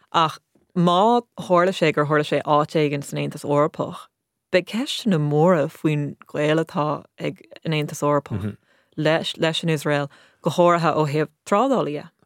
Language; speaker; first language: Irish; non-native, local second language; English